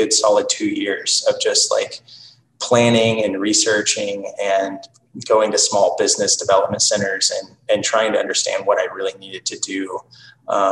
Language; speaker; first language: English; native; English